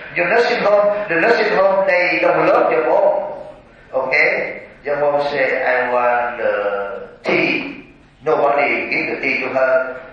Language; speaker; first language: English; non-native, learner; Vietnamese